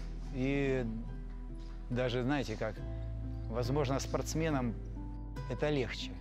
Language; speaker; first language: Russian; native; Russian